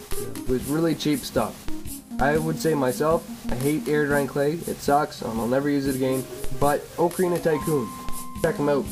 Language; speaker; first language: English; native; English